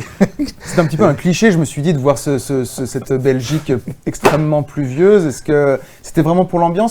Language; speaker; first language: French; native; French